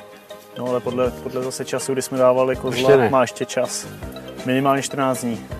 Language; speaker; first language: Czech; native; Czech